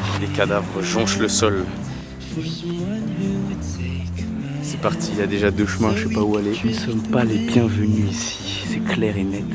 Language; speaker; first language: French; native; French